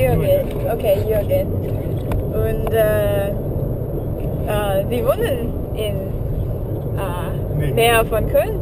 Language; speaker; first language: German; non-native, learner; English